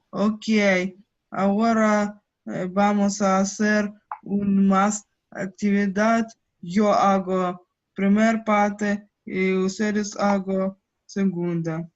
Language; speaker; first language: Spanish; non-native, learner; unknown